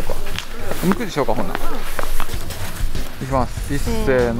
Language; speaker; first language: Japanese; native; Japanese